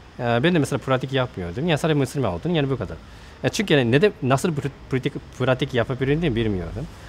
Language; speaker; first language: Turkish; non-native, fluent; Japanese